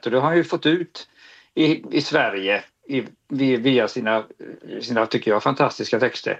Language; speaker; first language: Swedish; native; Swedish